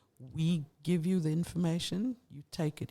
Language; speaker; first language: English; native; English